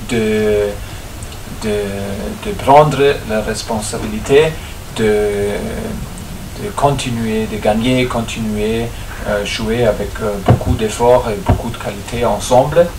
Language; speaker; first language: French; non-native, fluent; German